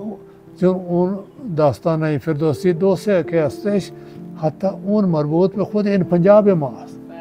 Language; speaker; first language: Persian; non-native, fluent; Urdu